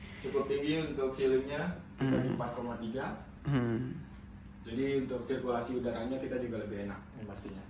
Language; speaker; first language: Indonesian; native; Indonesian